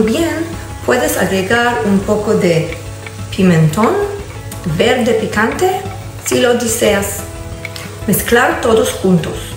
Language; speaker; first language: Spanish; non-native, learner; Hebrew